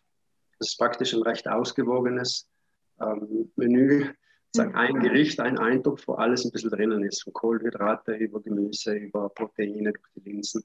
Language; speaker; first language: German; native; German